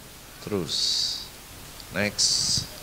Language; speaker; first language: Indonesian; native; Indonesian